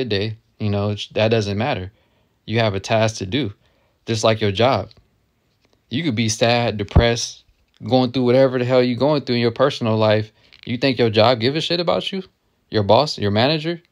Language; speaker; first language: English; native; English